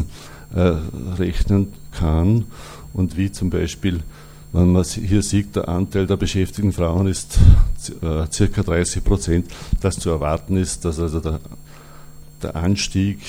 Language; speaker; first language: German; native; German